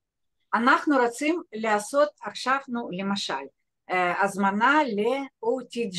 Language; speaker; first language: Hebrew; non-native, fluent; Russian